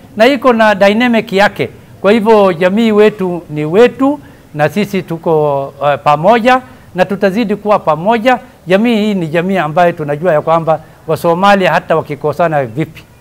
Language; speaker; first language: Swahili; non-native, local second language; Somali